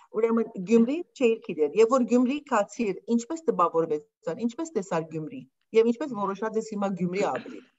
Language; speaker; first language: Armenian; early bilingual, heritage; Armenian